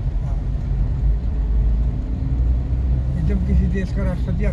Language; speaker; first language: Hindi; native; Hindi